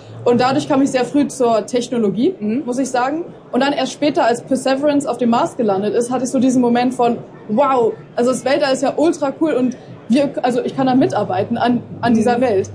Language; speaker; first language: German; native; German